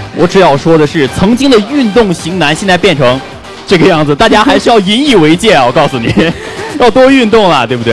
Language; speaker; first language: Chinese; native; Chinese